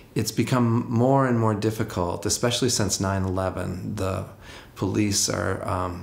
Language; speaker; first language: English; native; English